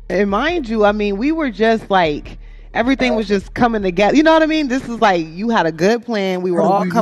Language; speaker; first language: English; native; English